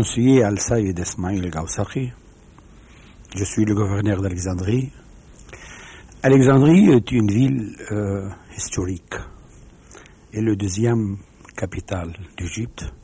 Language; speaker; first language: French; non-native, learner; Arabic